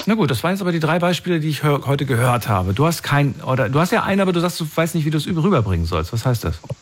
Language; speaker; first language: German; native; German